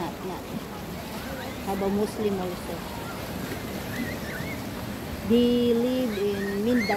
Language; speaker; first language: English; non-native, learner; Filipino